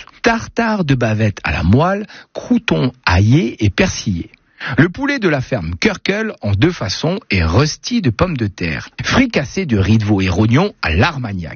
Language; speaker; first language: French; native; French